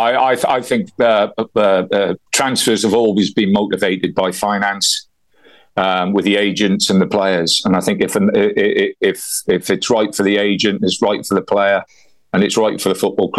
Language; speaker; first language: English; native; English